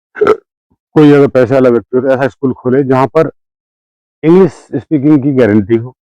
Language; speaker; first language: Hindi; native; Hindi